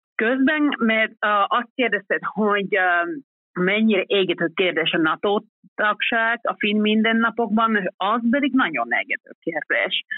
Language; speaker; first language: Hungarian; non-native, fluent; Finnish